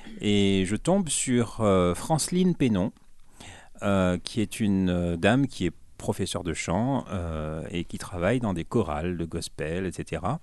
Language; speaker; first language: French; native; French